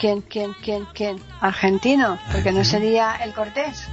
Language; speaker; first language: Spanish; native; Spanish